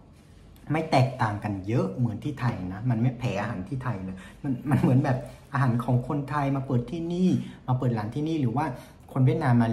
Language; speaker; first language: Thai; non-native, fluent; Vietnamese